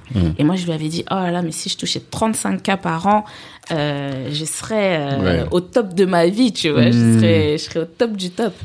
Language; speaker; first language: French; native; French